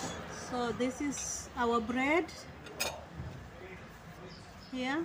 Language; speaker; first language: English; non-native, learner; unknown